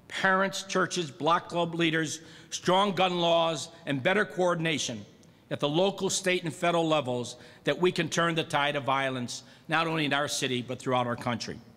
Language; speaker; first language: English; native; English